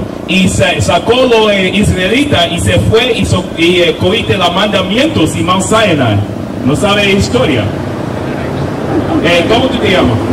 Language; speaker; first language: Spanish; non-native, learner; English